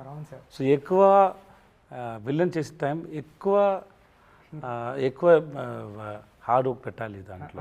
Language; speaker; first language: Telugu; non-native, learner; Tamil